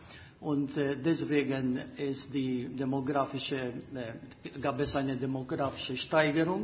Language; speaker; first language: German; non-native, fluent; Maltese